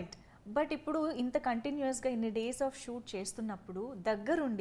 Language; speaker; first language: Telugu; native; Telugu